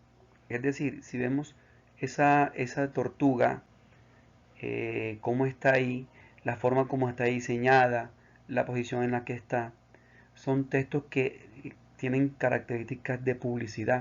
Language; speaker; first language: Spanish; native; Spanish